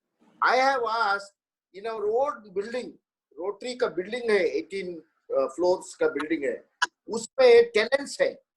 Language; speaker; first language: Hindi; non-native, local second language; Telugu